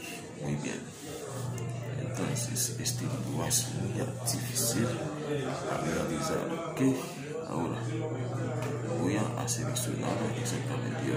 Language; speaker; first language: Spanish; non-native, learner; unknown